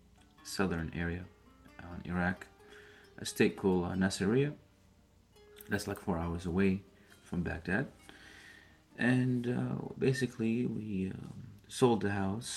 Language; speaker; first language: English; early bilingual, other home language; Arabic